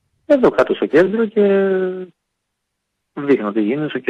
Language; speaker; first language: Greek; native; Greek